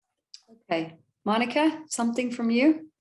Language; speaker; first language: English; non-native, fluent; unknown